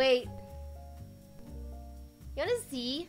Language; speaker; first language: English; native; English